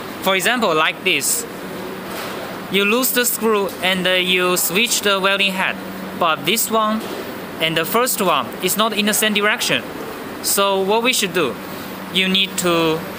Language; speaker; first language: English; non-native, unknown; Chinese